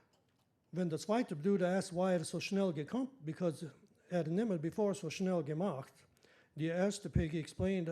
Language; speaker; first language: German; early bilingual, heritage; English